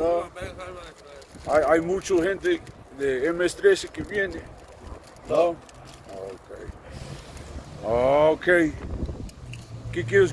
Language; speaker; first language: Spanish; non-native, learner; English